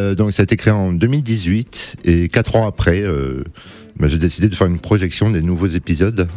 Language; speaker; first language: French; native; French